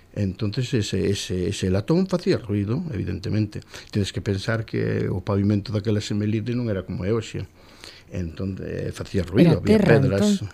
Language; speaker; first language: Galician; native; Galician